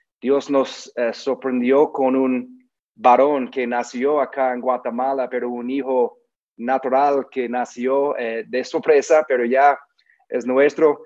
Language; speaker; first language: Spanish; non-native, learner; English